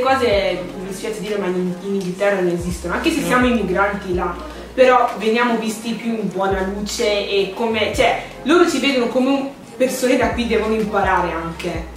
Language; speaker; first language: Italian; early bilingual, other home language; English